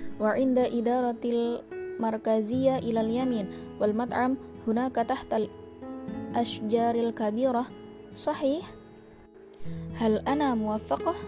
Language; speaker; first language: Arabic; non-native, learner; Indonesian